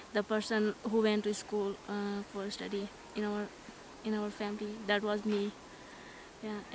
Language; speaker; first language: English; non-native, learner; Persian